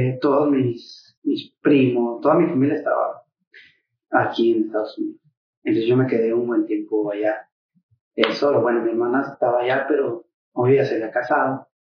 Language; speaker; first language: Spanish; native; Spanish